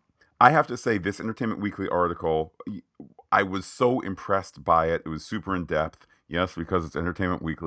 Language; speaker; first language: English; native; English